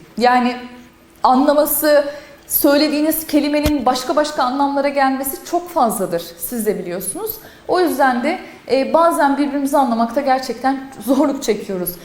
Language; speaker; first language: Turkish; native; Turkish